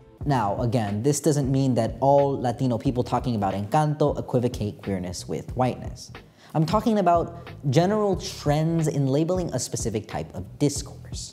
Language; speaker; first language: English; native; English